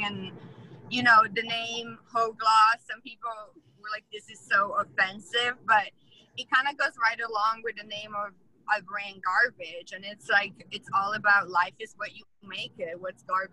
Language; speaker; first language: English; non-native, fluent; Italian